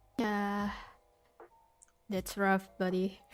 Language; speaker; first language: English; non-native, fluent; Indonesian